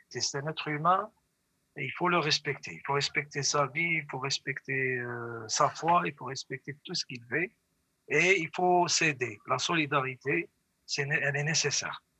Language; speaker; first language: French; non-native, local second language; Arabic